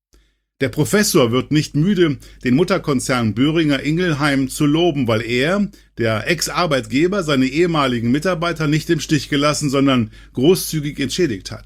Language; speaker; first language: German; native; German